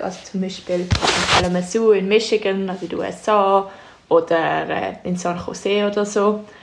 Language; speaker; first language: German; native; German